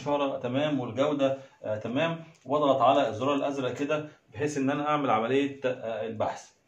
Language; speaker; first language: Arabic; native; Arabic